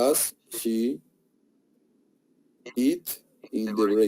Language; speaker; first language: English; non-native, learner; Spanish